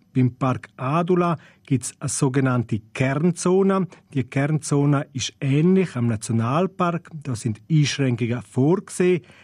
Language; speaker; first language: German; non-native, local second language; Romansh